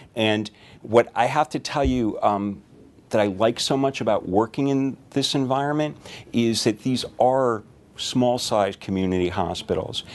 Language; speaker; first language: English; native; English